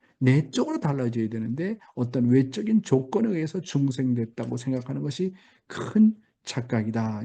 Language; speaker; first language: Korean; native; Korean